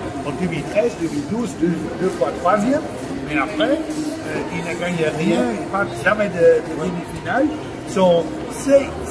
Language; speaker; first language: French; non-native, fluent; Dutch